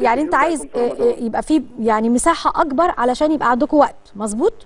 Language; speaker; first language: Arabic; native; Arabic